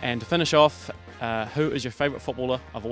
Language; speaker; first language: English; native; English